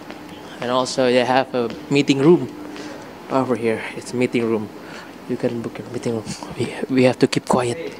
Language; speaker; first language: English; non-native, learner; Indonesian